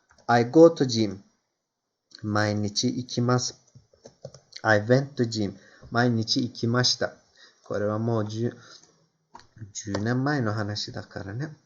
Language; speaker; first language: Japanese; non-native, fluent; Turkish